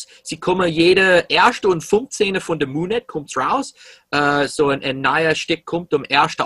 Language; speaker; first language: German; early bilingual, heritage; English